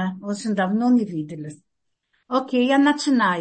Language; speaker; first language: Russian; non-native, fluent; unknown